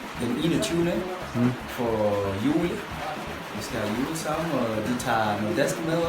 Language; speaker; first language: Danish; non-native, fluent; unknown